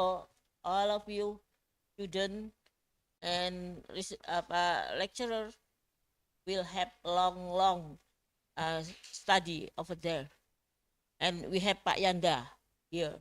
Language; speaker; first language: English; non-native, fluent; Indonesian